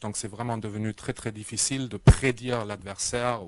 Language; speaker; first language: French; native; French